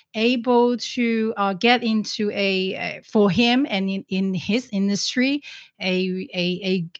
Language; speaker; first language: English; non-native, local second language; Cantonese